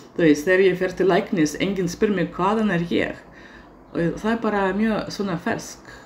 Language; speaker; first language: Icelandic; non-native, fluent; Russian